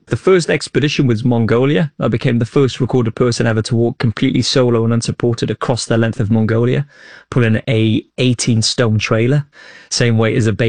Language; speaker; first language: English; native; English